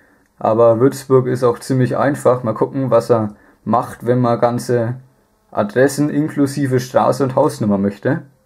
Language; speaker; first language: German; native; German